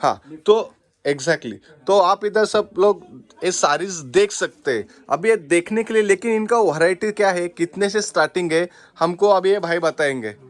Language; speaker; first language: Hindi; non-native, local second language; Marathi